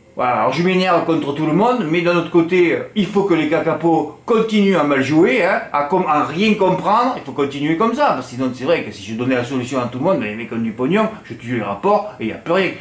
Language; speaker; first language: French; native; French